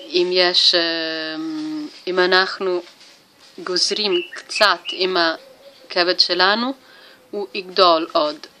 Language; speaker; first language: Hebrew; non-native, learner; Italian